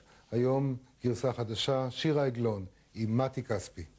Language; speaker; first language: Hebrew; native; Hebrew